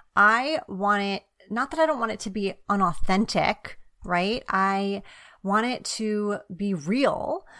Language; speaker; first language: English; native; English